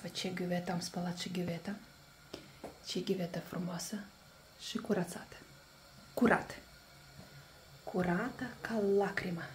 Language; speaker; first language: Romanian; non-native, learner; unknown